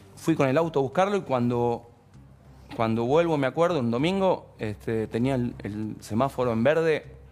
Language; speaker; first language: Spanish; native; Spanish